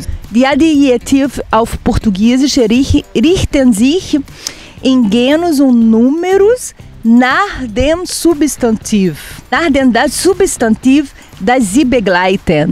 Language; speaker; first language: German; non-native, fluent; Portuguese